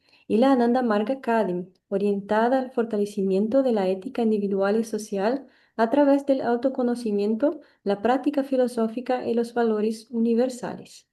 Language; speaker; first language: Spanish; non-native, fluent; Portuguese